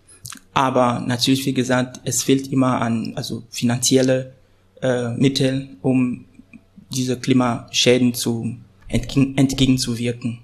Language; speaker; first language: German; non-native, fluent; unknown